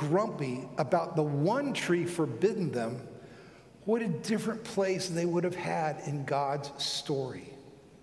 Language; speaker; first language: English; native; English